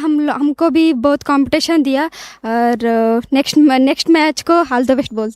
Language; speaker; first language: Hindi; non-native, local second language; Odia